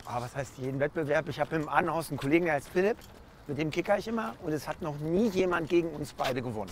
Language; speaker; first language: German; native; German